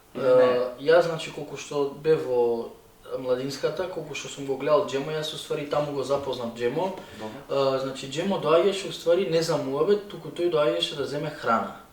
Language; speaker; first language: Macedonian; native; Macedonian